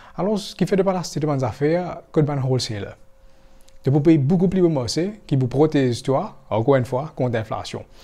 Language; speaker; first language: French; non-native, local second language; Morisyen